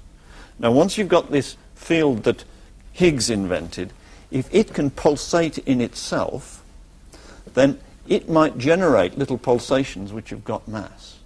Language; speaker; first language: English; native; English